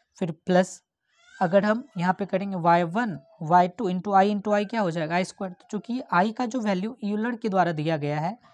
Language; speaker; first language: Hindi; native; Hindi